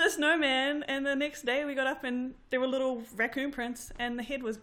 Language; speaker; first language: English; native; English